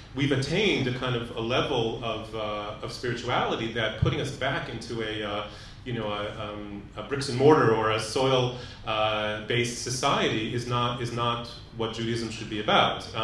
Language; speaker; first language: English; native; English